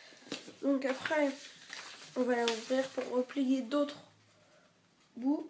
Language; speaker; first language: French; native; French